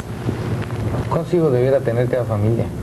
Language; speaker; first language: Spanish; native; Spanish